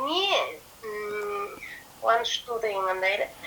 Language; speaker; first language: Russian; non-native, learner; Kyrgyz